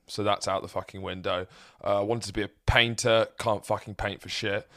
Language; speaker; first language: English; native; English